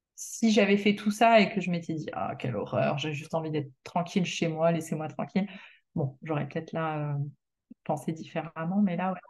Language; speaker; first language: French; native; French